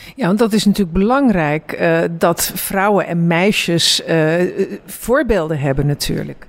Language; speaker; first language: Dutch; native; Dutch